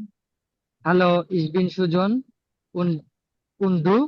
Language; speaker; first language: German; non-native, learner; Bangla